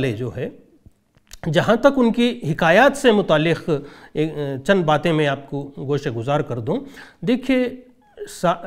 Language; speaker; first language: Urdu; native; Urdu